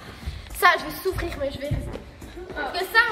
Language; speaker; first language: French; native; French